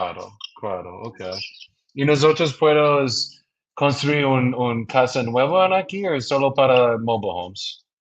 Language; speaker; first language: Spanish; non-native, learner; English